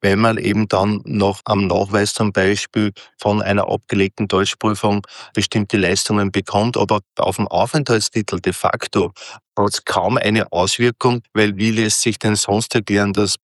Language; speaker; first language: German; native; German